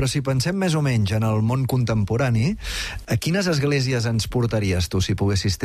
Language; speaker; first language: Catalan; native; Catalan